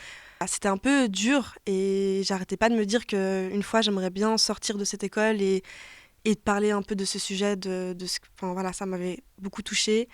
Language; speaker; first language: French; native; French